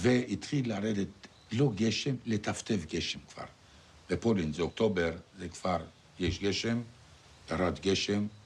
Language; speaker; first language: Hebrew; non-native, fluent; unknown